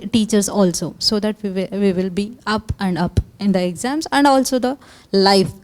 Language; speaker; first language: English; non-native, local second language; Kannada